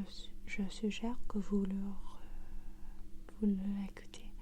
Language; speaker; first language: French; non-native, fluent; English